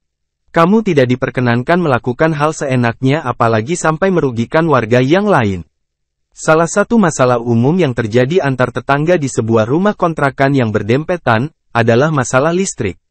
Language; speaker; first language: Indonesian; native; Indonesian